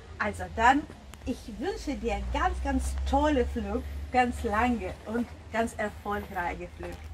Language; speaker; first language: German; non-native, fluent; Russian